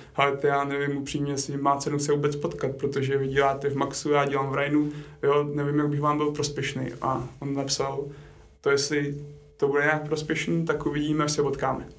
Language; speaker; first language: Czech; native; Czech